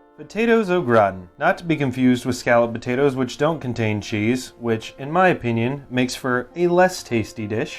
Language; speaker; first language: English; native; English